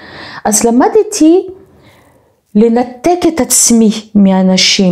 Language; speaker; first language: Hebrew; non-native, fluent; French